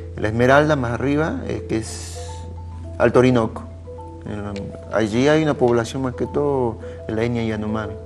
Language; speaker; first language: Spanish; native; Spanish